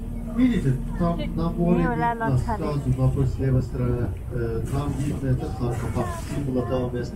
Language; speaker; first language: Russian; non-native, learner; Turkish